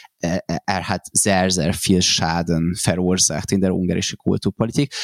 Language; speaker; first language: German; non-native, fluent; Hungarian